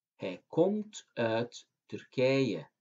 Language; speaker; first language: Dutch; non-native, fluent; Turkish